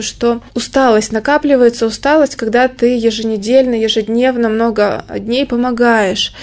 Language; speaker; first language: Russian; native; Russian